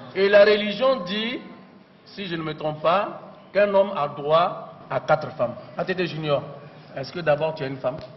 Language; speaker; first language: French; non-native, local second language; Bambara